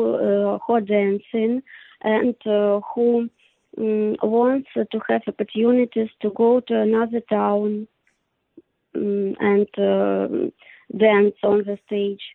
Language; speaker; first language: English; non-native, learner; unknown